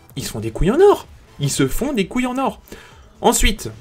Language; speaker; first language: French; native; French